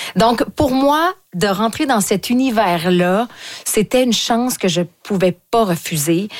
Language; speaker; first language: French; native; French